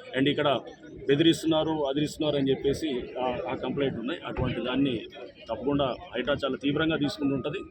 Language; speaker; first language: Telugu; native; Telugu